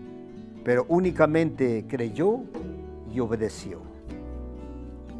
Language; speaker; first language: Spanish; native; Spanish